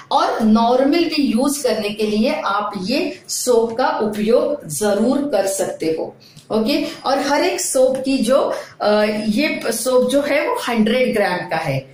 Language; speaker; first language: Hindi; non-native, local second language; Marathi